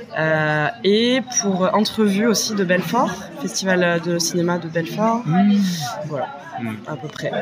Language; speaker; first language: French; native; French